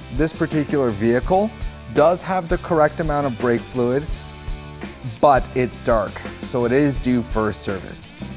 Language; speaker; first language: English; native; English